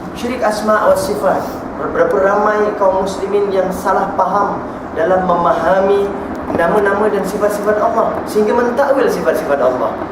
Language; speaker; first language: Malay; native; Malay